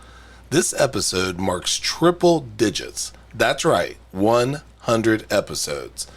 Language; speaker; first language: English; native; English